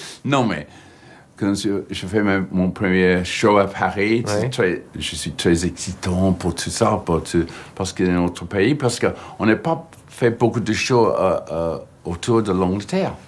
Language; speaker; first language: French; non-native, learner; English